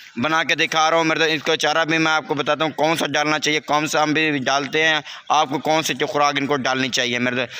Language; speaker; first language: Urdu; non-native, local second language; Saraiki